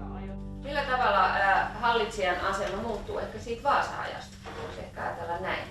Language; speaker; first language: Finnish; native; Finnish